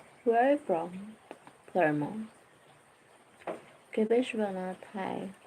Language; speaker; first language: English; non-native, learner; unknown